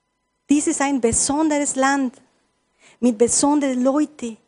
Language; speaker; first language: German; non-native, learner; Spanish